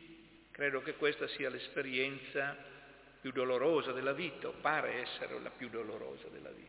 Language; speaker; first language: Italian; native; Italian